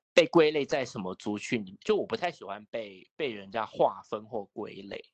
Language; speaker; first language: Chinese; native; Chinese